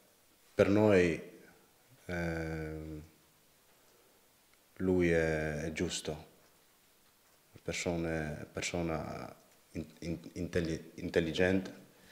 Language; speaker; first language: Italian; non-native, learner; Dutch